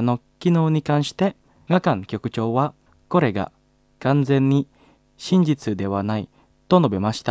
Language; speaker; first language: Japanese; non-native, fluent; Indonesian